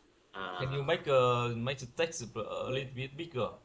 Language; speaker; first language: English; non-native, fluent; Vietnamese